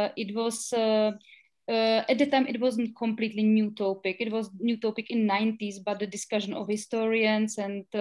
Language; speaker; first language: English; non-native, learner; Czech